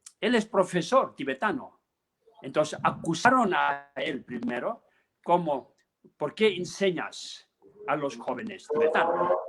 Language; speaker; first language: Spanish; non-native, learner; Tibetan